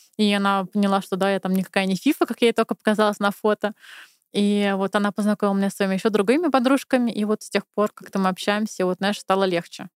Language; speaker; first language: Russian; native; Russian